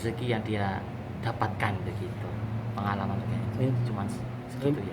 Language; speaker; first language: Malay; non-native, local second language; Javanese